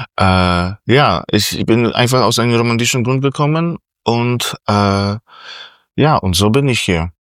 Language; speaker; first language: German; non-native, fluent; Polish